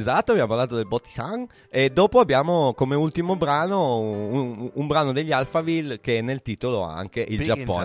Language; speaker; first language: Italian; native; Italian